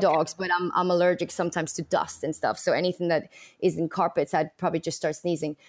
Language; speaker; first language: English; early bilingual, other home language; Spanish